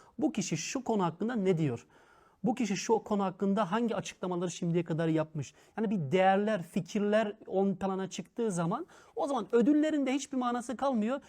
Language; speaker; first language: Turkish; early bilingual, heritage; Turkish